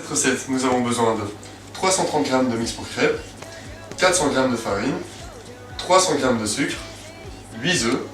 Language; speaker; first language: French; non-native, learner; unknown